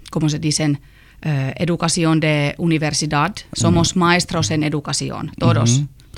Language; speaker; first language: Spanish; non-native, learner; Finnish